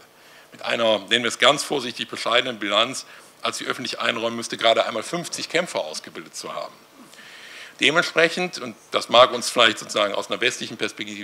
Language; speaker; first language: German; native; German